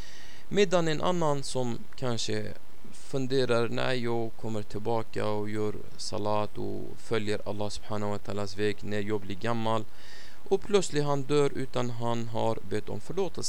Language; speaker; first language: Swedish; non-native, fluent; Arabic